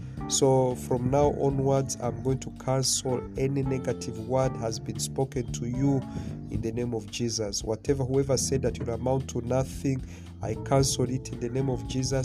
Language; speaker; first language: English; non-native, local second language; Swahili